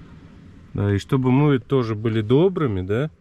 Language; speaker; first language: Russian; native; Russian